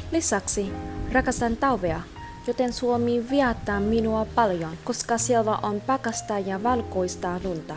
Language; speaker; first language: Finnish; non-native, learner; Vietnamese